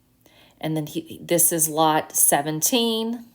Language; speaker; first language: English; native; English